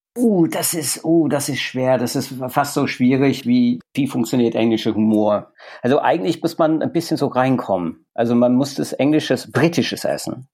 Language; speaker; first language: German; non-native, fluent; English